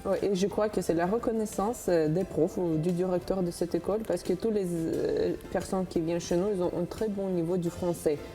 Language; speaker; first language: French; non-native, fluent; Uzbek